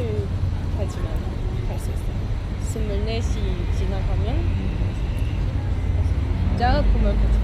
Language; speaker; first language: Korean; non-native, learner; Persian